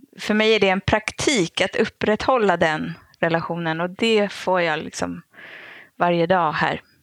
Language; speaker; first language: Swedish; native; Swedish